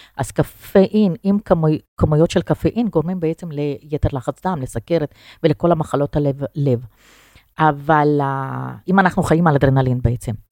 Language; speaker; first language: Hebrew; non-native, fluent; Russian